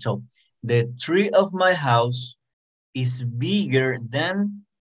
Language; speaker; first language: English; non-native, fluent; Spanish